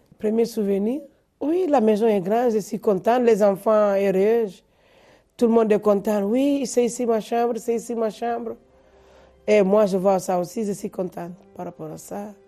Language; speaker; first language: French; non-native, local second language; Fula